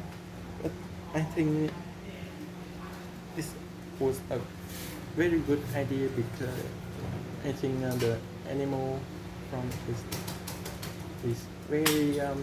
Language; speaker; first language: English; non-native, learner; Vietnamese